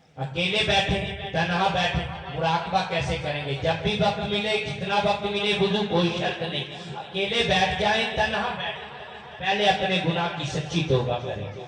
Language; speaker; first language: Urdu; non-native, local second language; Punjabi